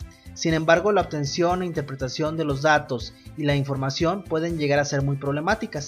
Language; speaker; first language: Spanish; native; Spanish